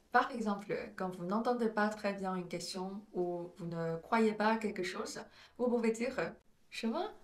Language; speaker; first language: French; non-native, fluent; Chinese